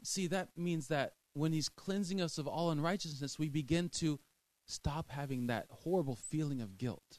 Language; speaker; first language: English; native; English